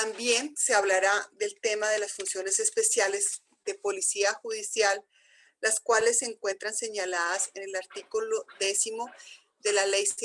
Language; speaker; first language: Spanish; native; Spanish